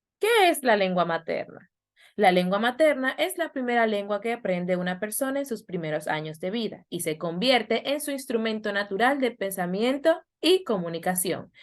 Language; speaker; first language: Spanish; native; Spanish